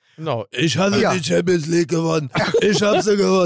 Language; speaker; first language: German; native; German